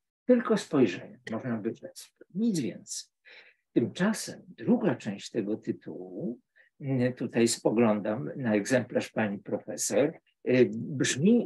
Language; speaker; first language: Polish; native; Polish